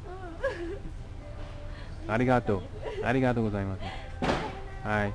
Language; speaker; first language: Japanese; non-native, learner; English